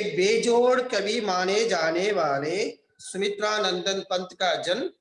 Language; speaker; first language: Hindi; non-native, local second language; Telugu